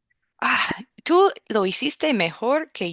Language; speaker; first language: Spanish; non-native, fluent; English